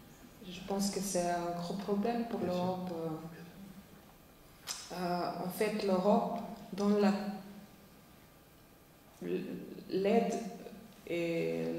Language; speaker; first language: French; non-native, fluent; Slovenian